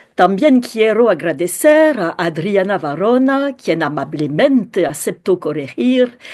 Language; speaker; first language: Spanish; non-native, learner; French